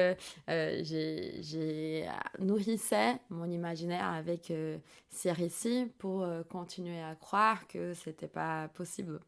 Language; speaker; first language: French; non-native, fluent; Portuguese